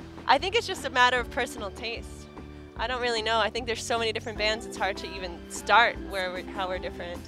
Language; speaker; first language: English; native; English